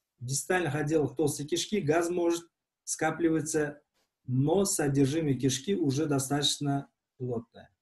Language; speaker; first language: Russian; non-native, local second language; Uzbek